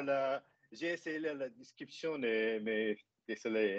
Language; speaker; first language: French; non-native, learner; English